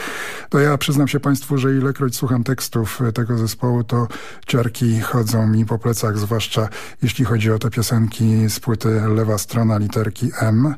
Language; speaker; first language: Polish; native; Polish